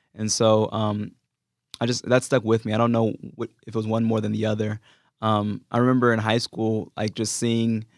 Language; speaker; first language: English; native; English